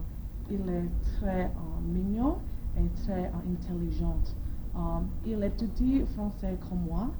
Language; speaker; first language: French; non-native, learner; Korean